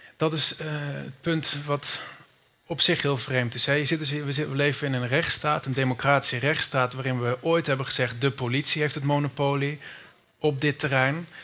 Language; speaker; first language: Dutch; native; Dutch